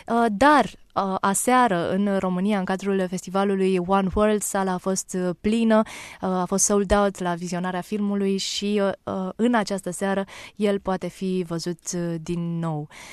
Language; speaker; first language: Romanian; native; Romanian